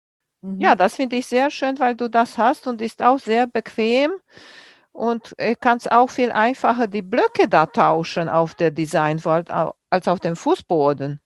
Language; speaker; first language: German; non-native, fluent; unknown